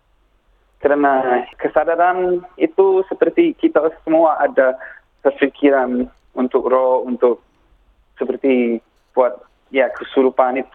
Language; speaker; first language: Indonesian; non-native, learner; English